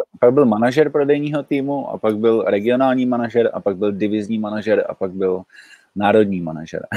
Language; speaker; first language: Czech; native; Czech